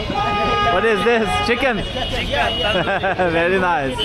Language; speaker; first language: English; non-native, learner; Lithuanian